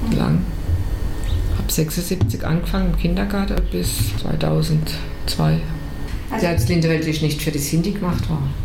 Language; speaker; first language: German; native; German